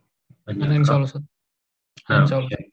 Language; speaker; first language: Arabic; non-native, learner; Indonesian